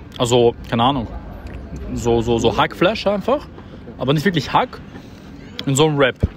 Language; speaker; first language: German; early bilingual, other home language; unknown